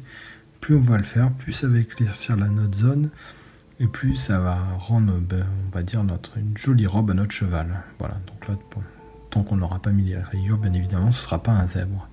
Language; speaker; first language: French; native; French